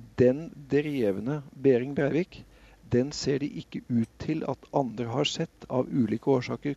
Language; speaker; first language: Norwegian; native; Norwegian